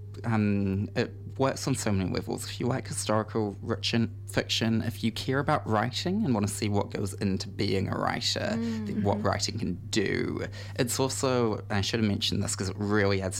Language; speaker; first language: English; native; English